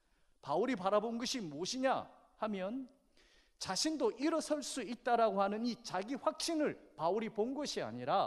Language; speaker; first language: Korean; native; Korean